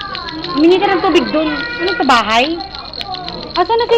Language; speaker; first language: Filipino; native; Filipino